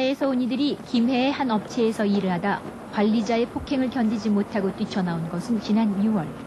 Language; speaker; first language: Korean; native; Korean